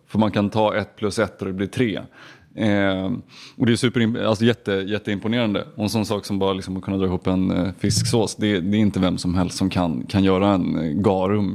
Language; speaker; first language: Swedish; native; Swedish